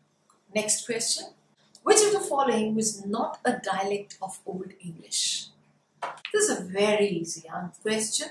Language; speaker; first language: English; non-native, local second language; Hindi